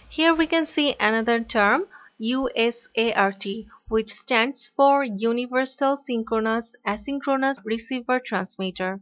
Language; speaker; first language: English; non-native, local second language; Bangla